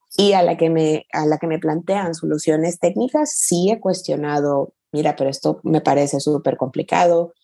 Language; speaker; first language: Spanish; native; Spanish